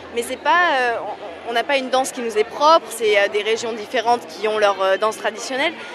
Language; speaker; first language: French; native; French